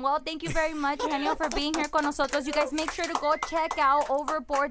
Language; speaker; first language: English; early bilingual, other home language; Spanish